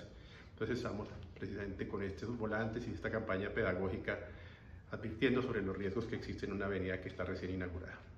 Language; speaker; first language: Spanish; native; Spanish